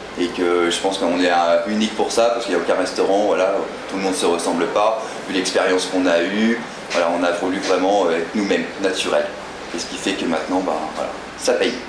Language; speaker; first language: French; native; French